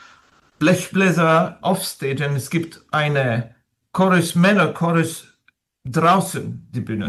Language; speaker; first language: German; non-native, learner; French